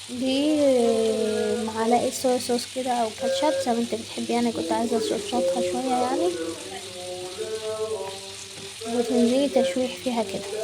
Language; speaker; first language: Arabic; native; Arabic